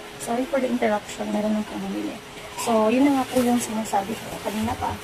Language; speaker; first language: Filipino; non-native, local second language; Cebuano